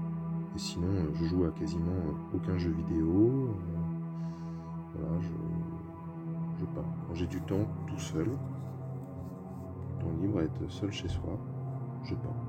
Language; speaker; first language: French; native; French